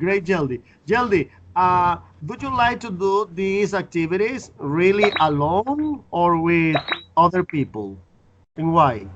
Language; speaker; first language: English; non-native, fluent; Spanish